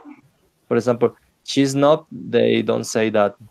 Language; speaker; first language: English; non-native, learner; Spanish